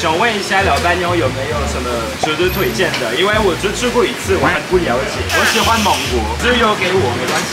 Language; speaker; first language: Chinese; non-native, fluent; French